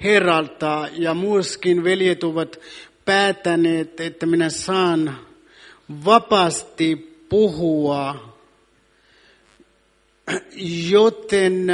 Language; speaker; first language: Finnish; non-native, fluent; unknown